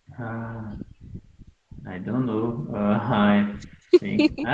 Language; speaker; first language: English; non-native, learner; Portuguese